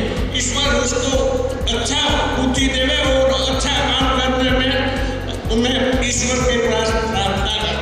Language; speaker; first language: Hindi; non-native, local second language; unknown